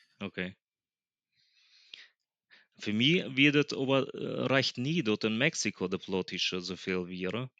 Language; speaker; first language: German; early bilingual, other home language; Plautdietsch